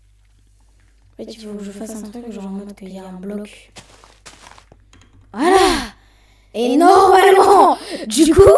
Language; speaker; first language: French; native; French